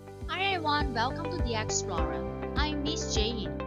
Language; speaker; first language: English; non-native, local second language; Chinese